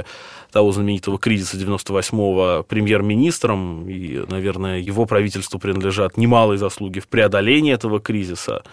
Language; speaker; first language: Russian; native; Russian